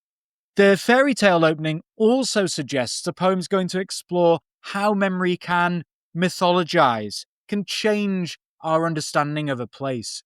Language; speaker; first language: English; native; English